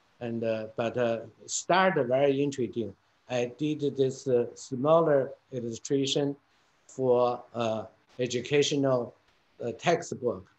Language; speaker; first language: English; non-native, fluent; Chinese